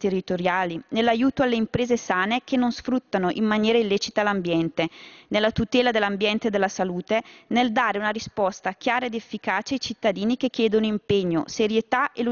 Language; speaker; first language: Italian; native; Italian